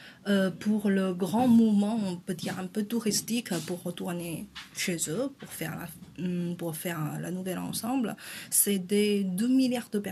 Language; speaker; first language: French; non-native, fluent; Chinese